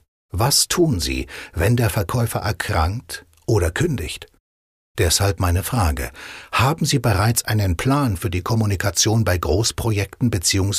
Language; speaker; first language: German; native; German